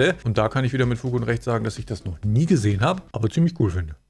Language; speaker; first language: German; native; German